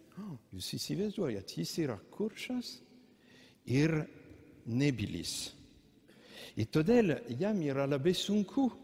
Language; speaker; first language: Lithuanian; non-native, fluent; French